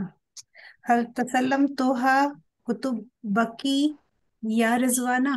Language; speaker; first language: Arabic; non-native, learner; Urdu